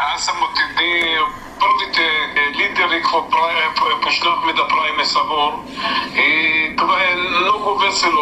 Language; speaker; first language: Bulgarian; early bilingual, heritage; Bulgarian